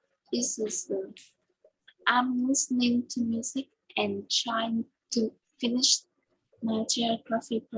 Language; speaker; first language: English; non-native, learner; Vietnamese